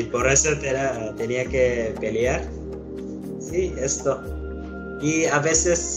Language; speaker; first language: Spanish; non-native, learner; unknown